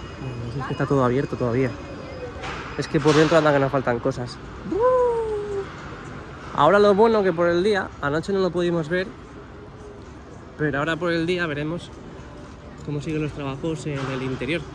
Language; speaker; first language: Spanish; native; Spanish